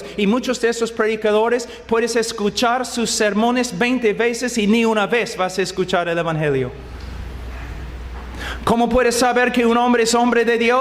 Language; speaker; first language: Spanish; non-native, fluent; English